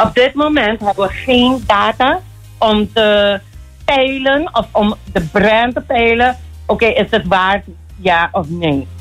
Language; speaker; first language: Dutch; non-native, local second language; Papiamento